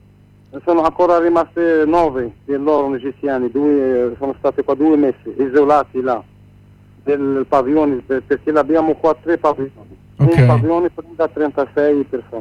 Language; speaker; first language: Italian; non-native, learner; Arabic